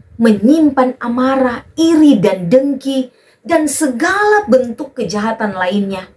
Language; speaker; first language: Indonesian; native; Indonesian